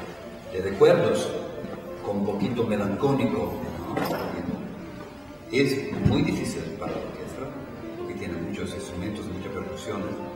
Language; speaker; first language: Spanish; non-native, fluent; Italian